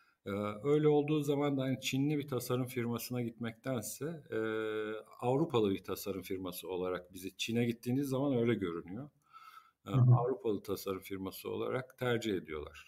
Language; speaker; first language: Turkish; native; Turkish